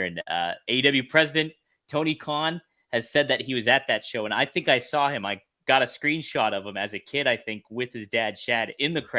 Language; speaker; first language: English; native; English